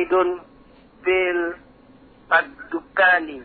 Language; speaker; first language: Arabic; non-native, learner; Indonesian